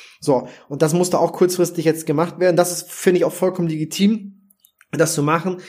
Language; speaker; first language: German; native; German